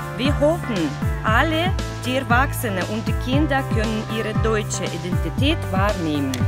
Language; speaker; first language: German; non-native, fluent; Russian